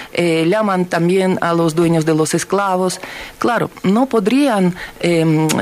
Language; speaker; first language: Spanish; non-native, fluent; Ukrainian